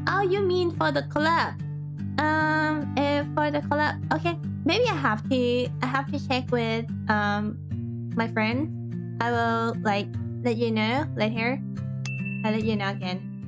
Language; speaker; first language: English; non-native, learner; Thai